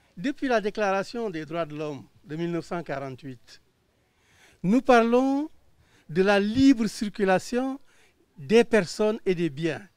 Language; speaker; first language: French; non-native, local second language; Wolof